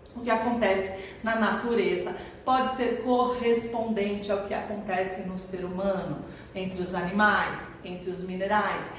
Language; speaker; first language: Portuguese; native; Portuguese